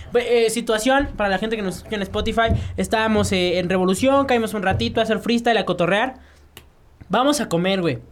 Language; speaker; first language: Spanish; native; Spanish